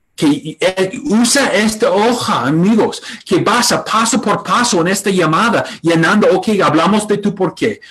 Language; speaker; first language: Spanish; non-native, fluent; English